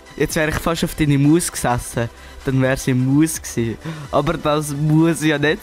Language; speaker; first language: German; native; German